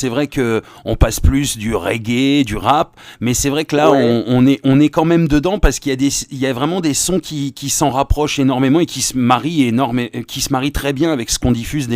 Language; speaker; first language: French; native; French